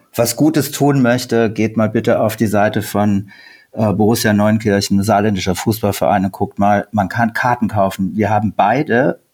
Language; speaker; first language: German; native; German